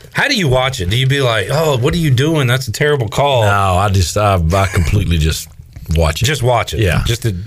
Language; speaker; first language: English; native; English